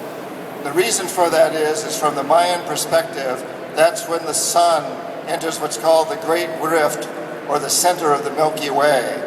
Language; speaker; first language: English; native; English